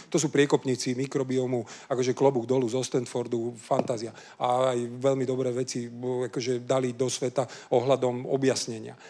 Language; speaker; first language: Slovak; non-native, local second language; Hungarian